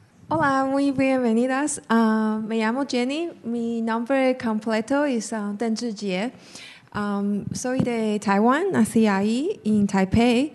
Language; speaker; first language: Spanish; non-native, fluent; Chinese